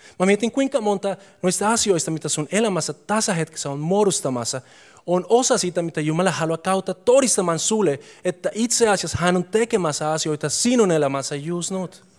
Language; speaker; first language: Finnish; non-native, fluent; Spanish